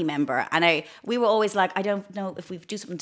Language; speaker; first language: English; native; English